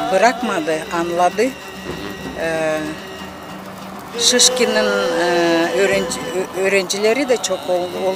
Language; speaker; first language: Turkish; non-native, learner; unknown